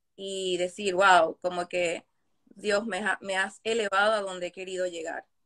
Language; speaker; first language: Spanish; native; Spanish